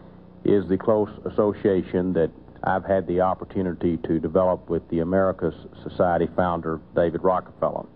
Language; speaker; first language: English; native; English